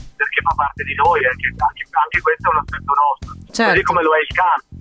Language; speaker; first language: Italian; native; Italian